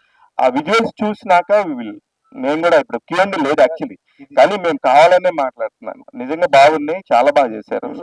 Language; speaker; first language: Telugu; native; Telugu